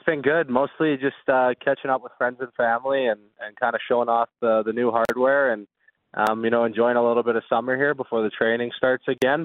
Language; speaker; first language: English; native; English